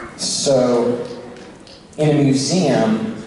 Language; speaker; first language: English; native; English